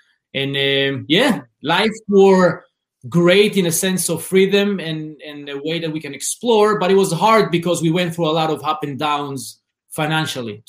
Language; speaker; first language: English; non-native, fluent; Hebrew